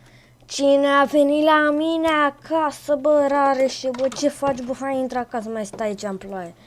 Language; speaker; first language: Romanian; native; Romanian